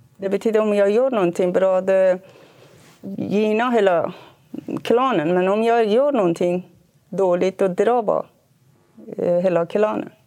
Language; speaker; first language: Swedish; non-native, fluent; Kurdish